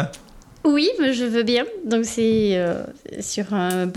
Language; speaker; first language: French; native; French